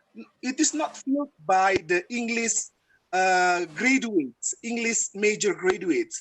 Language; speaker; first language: English; non-native, fluent; Indonesian